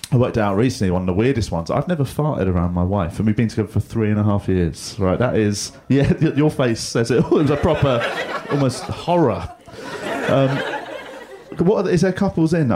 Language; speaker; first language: English; native; English